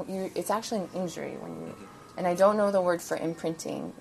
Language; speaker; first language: English; early bilingual, other home language; Persian